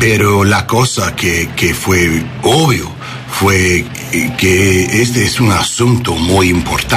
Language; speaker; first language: Spanish; non-native, learner; English